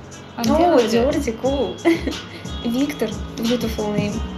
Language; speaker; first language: English; non-native, learner; Russian